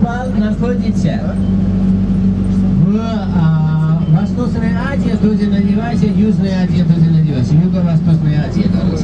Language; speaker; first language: Russian; non-native, learner; Nepali